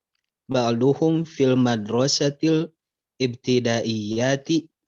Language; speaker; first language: Arabic; non-native, learner; Indonesian